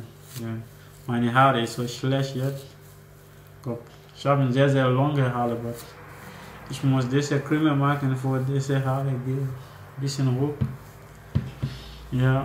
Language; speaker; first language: German; non-native, learner; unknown